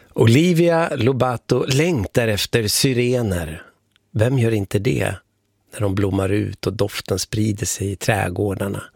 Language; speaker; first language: Swedish; native; Swedish